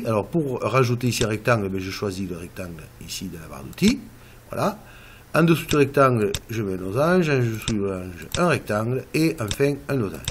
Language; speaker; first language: French; native; French